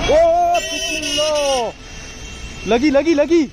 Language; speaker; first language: Hindi; native; Hindi